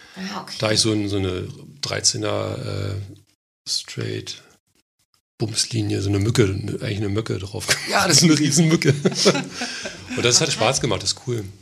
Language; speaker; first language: German; native; German